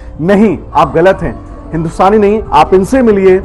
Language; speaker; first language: Hindi; native; Hindi